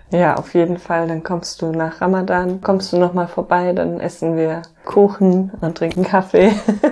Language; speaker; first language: German; native; German